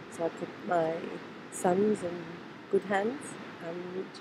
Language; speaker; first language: English; non-native, fluent; German